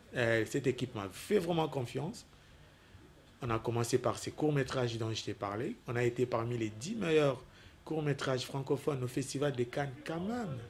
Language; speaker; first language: French; non-native, local second language; Lingala